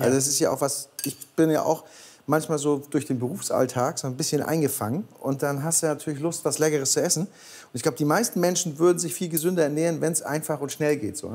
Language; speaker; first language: German; native; German